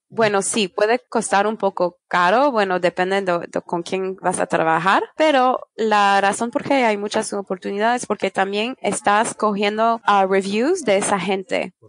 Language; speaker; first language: Spanish; non-native, fluent; French